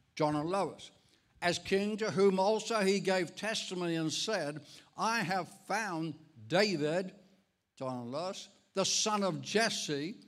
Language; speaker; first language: English; native; English